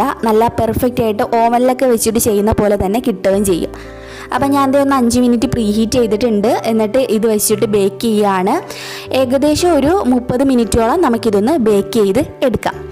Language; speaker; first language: Malayalam; native; Malayalam